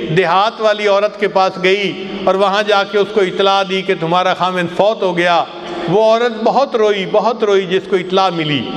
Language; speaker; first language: Urdu; non-native, local second language; Punjabi